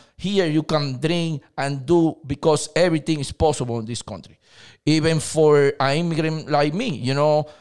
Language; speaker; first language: English; non-native, learner; Spanish